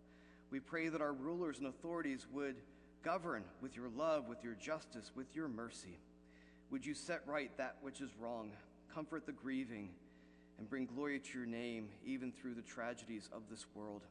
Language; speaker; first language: English; native; English